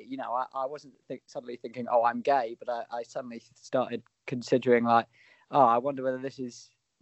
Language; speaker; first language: English; native; English